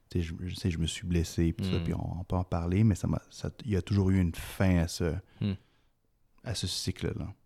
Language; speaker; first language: French; early bilingual, other home language; Arabic